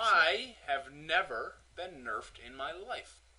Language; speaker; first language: English; native; English